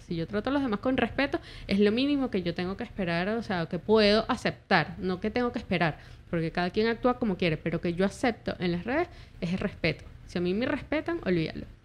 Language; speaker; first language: Spanish; native; Spanish